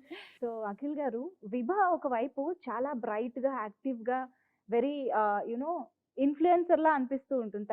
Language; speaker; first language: Telugu; native; Telugu